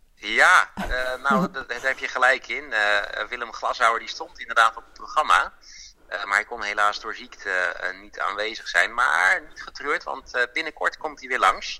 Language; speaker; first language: Dutch; native; Dutch